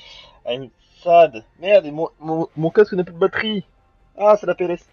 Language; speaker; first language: French; native; French